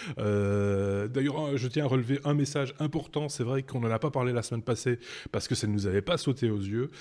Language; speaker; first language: French; native; French